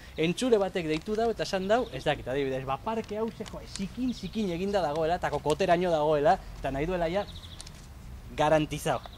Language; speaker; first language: Basque; native; Basque